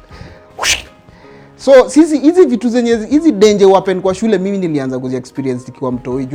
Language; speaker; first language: Swahili; native; Swahili